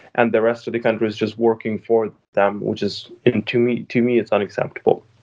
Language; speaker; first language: English; non-native, fluent; Ukrainian